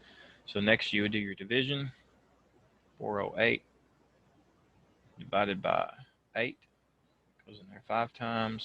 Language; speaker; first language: English; native; English